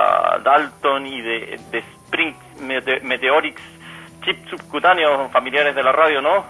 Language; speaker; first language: Spanish; native; Spanish